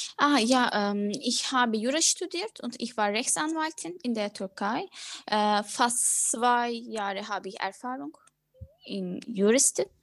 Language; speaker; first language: German; non-native, learner; Turkish